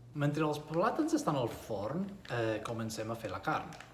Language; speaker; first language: Catalan; non-native, learner; Spanish